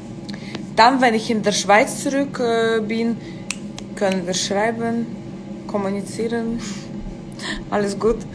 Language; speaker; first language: German; non-native, fluent; Russian